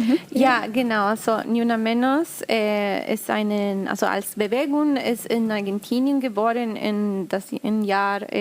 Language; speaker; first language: German; non-native, learner; Spanish